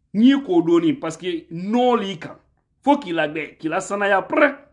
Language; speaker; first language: French; non-native, local second language; Fula